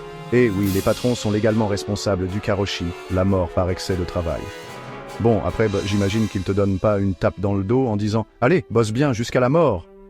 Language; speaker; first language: French; native; French